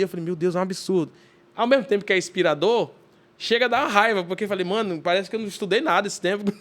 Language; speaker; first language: Portuguese; native; Portuguese